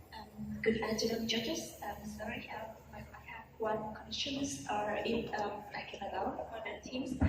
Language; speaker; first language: English; non-native, learner; Vietnamese